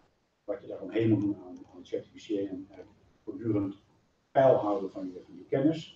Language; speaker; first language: Dutch; native; Dutch